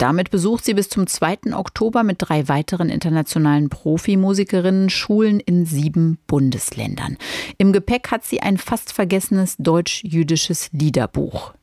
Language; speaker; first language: German; native; German